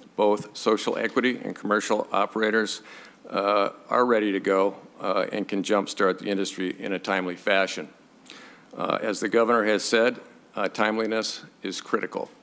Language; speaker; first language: English; native; English